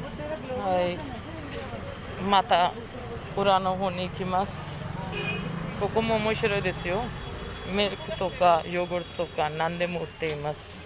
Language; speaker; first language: Japanese; non-native, fluent; Hindi